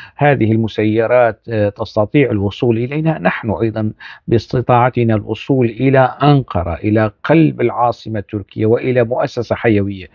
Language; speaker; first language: Arabic; non-native, local second language; Kurdish